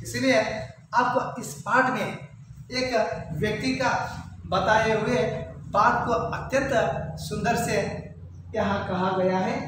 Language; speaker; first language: Hindi; non-native, local second language; Kannada